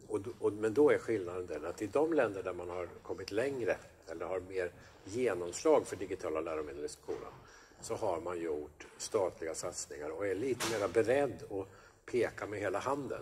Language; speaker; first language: Swedish; native; Swedish